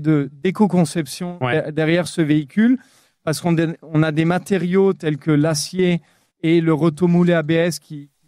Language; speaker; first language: French; native; French